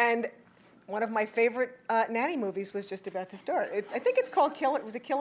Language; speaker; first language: English; native; English